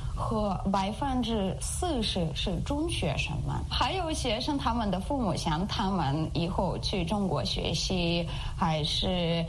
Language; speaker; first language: Chinese; non-native, learner; Ukrainian